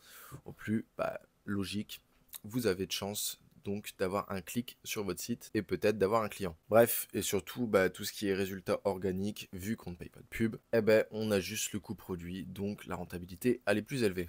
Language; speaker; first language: French; native; French